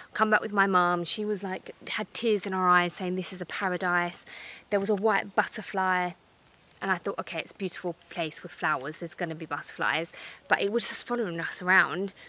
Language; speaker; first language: English; native; English